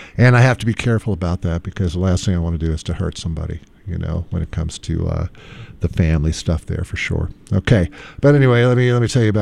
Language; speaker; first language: English; native; English